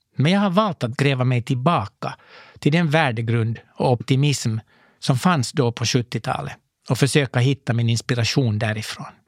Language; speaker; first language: Swedish; native; Swedish